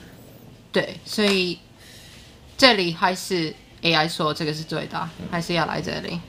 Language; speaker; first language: Chinese; non-native, learner; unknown